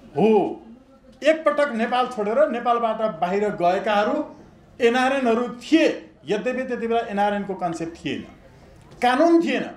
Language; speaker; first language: Nepali; native; Nepali